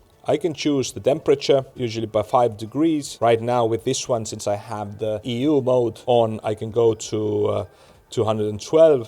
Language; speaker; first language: English; non-native, fluent; Estonian